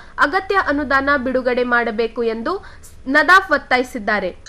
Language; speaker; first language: Kannada; native; Kannada